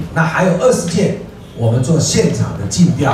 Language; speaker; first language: Chinese; native; Chinese